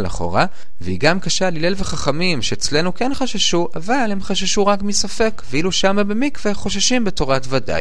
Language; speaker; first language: Hebrew; native; Hebrew